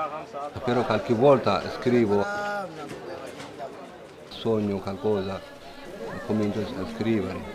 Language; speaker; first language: Italian; non-native, learner; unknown